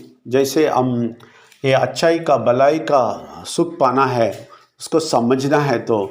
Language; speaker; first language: Hindi; non-native, local second language; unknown